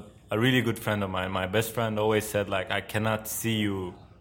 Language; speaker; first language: English; non-native, fluent; Turkish